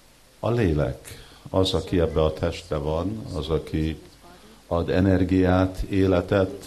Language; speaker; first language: Hungarian; early bilingual, heritage; Hungarian